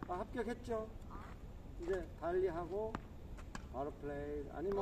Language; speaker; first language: Korean; native; Korean